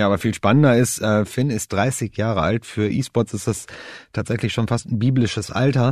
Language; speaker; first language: German; native; German